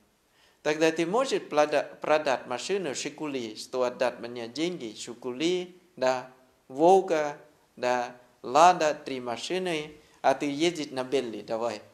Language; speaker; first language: Russian; non-native, fluent; Thai